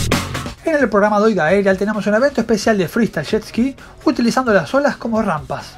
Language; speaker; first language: Spanish; native; Spanish